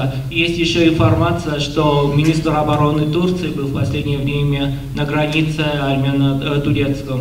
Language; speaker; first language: Russian; non-native, local second language; Armenian